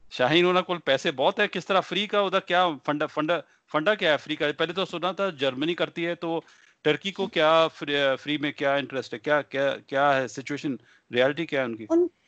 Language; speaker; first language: Hindi; early bilingual, heritage; Punjabi